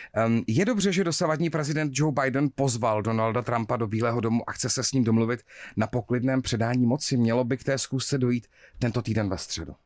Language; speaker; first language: Czech; native; Czech